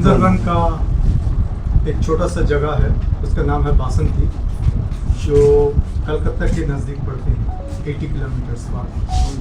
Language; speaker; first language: Hindi; non-native, local second language; Bangla